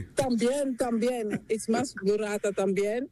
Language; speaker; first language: Spanish; non-native, learner; Dutch